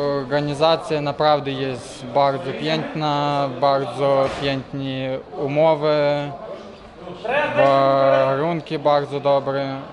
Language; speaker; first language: Polish; non-native, learner; Ukrainian